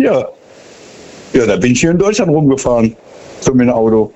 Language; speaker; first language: German; native; German